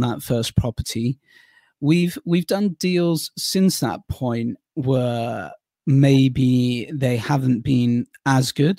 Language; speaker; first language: English; native; English